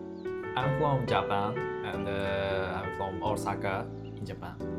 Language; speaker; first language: English; non-native, learner; Japanese